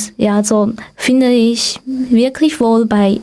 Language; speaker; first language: German; non-native, learner; Chinese